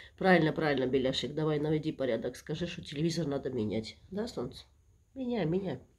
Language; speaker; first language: Russian; native; Russian